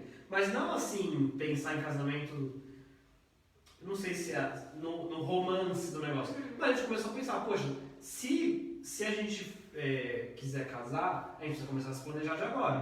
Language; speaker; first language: Portuguese; native; Portuguese